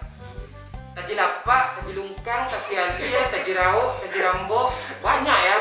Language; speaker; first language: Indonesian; non-native, local second language; Minangkabau